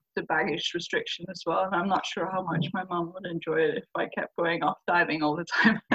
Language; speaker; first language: English; non-native, fluent; Faroese